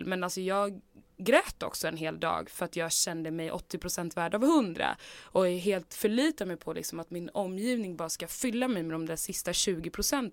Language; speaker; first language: Swedish; native; Swedish